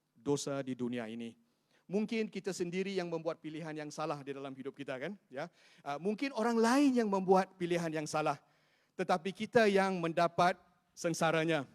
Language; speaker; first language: Malay; non-native, local second language; Chinese